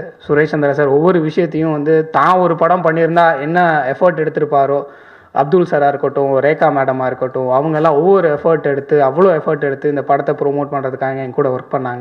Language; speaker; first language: Tamil; native; Tamil